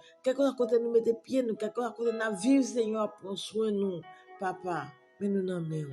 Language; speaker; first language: French; non-native, local second language; Haitian Creole